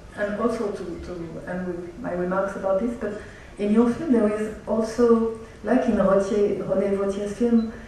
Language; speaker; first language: English; non-native, fluent; French